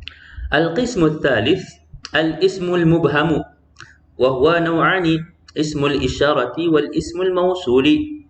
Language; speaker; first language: Arabic; non-native, fluent; Malay